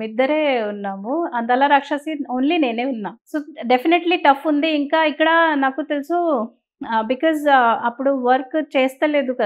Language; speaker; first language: Telugu; non-native, learner; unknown